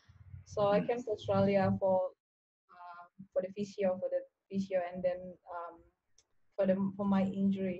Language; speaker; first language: English; non-native, learner; Indonesian